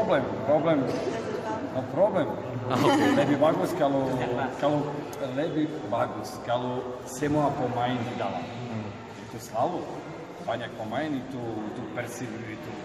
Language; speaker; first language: Indonesian; non-native, learner; Armenian